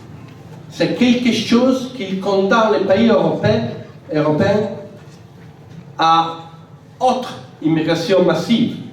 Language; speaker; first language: French; non-native, fluent; Italian